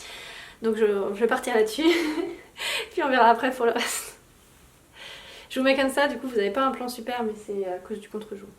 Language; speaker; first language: French; native; French